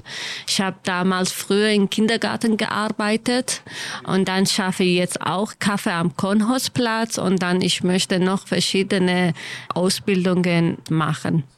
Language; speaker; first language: German; non-native, learner; Kurdish